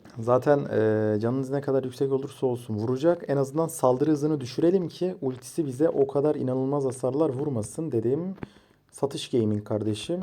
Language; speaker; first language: Turkish; native; Turkish